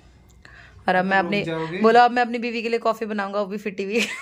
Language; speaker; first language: Hindi; native; Hindi